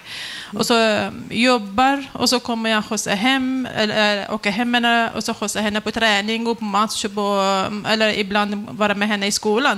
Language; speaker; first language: Swedish; non-native, learner; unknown